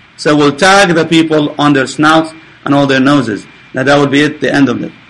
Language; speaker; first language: English; non-native, fluent; Arabic